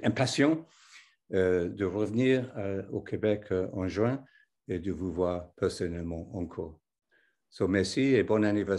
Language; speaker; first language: French; non-native, fluent; English